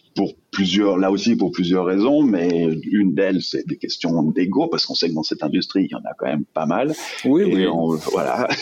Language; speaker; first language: French; native; French